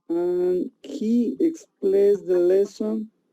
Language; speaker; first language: English; non-native, learner; Spanish